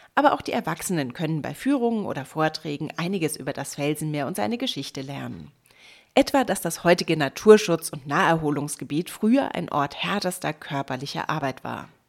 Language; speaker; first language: German; native; German